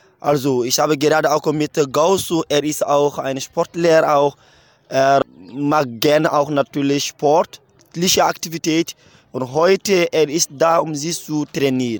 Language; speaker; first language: German; non-native, learner; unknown